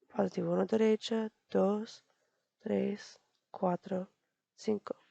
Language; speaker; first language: Spanish; non-native, learner; English